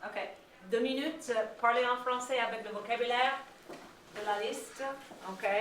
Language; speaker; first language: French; non-native, fluent; English